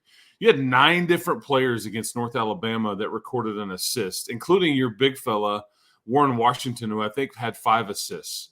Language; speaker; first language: English; native; English